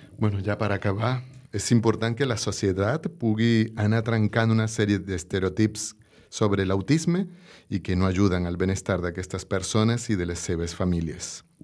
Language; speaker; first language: Catalan; non-native, local second language; Spanish